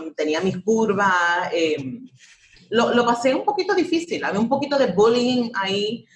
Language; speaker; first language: Spanish; early bilingual, heritage; Spanish